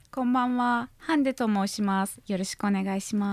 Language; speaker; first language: Japanese; non-native, fluent; Turkish